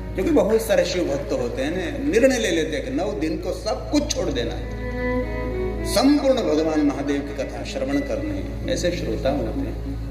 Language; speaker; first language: Hindi; non-native, local second language; Gujarati